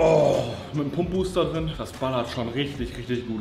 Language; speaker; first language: German; native; German